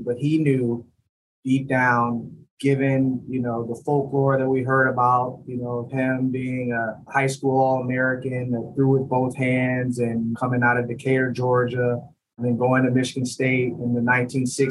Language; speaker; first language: English; native; English